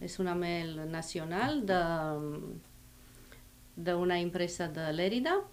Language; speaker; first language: Catalan; non-native, fluent; Romanian